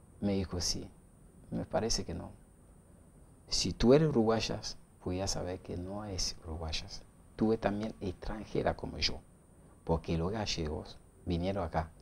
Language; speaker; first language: Spanish; non-native, learner; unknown